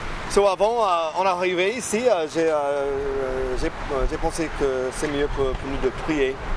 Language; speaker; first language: French; non-native, learner; English